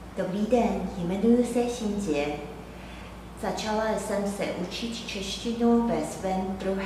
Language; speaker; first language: Czech; non-native, fluent; Chinese